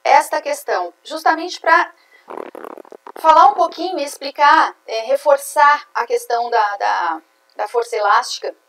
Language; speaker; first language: Portuguese; native; Portuguese